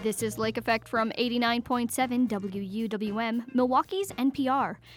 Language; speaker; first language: English; native; English